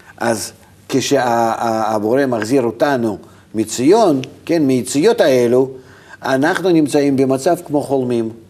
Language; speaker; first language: Hebrew; non-native, fluent; Russian